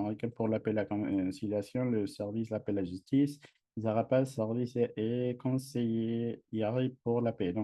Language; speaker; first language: French; non-native, fluent; English